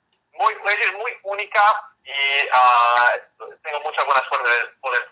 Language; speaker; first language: Spanish; non-native, fluent; English